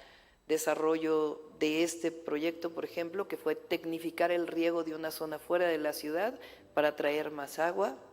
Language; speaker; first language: Spanish; native; Spanish